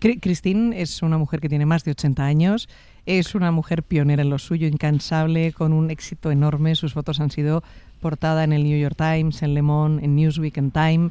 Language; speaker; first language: Spanish; native; Spanish